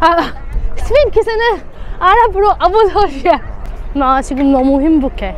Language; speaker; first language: Korean; non-native, fluent; Arabic